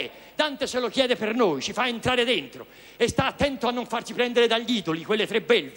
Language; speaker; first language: Italian; native; Italian